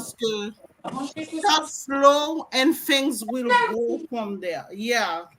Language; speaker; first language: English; non-native, learner; French